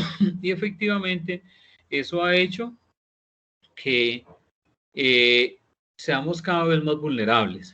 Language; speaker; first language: Spanish; native; Spanish